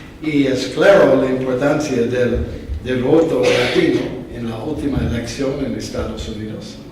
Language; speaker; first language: Spanish; non-native, fluent; English